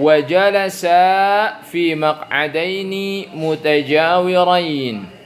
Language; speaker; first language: Arabic; non-native, fluent; Indonesian